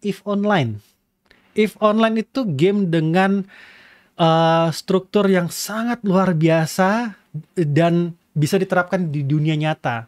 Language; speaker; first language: Indonesian; native; Indonesian